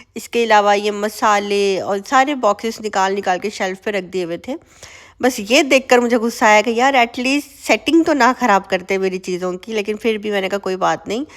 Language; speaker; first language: Urdu; native; Urdu